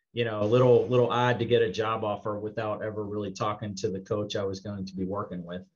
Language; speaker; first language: English; native; English